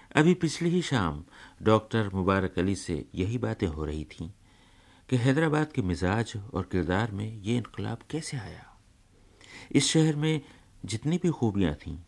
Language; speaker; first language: Urdu; native; Urdu